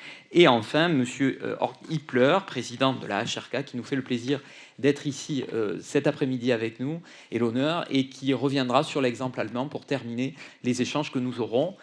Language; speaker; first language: French; native; French